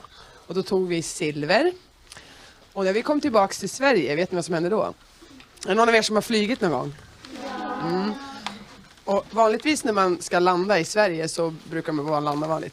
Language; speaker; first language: Swedish; native; Swedish